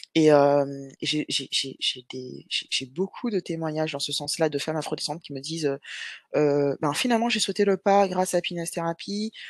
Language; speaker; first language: French; native; French